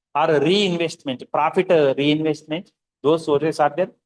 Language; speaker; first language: English; non-native, local second language; Telugu